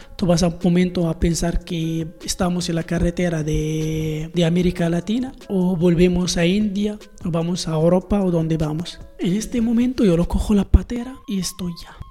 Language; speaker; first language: Spanish; non-native, learner; Arabic